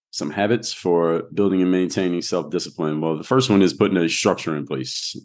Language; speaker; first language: English; native; English